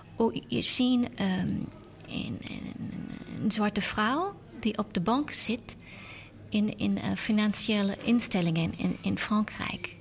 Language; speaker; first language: Dutch; non-native, learner; English